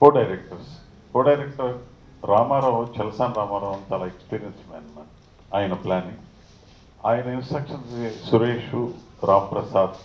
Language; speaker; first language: Telugu; native; Telugu